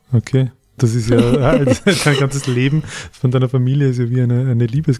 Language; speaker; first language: German; native; German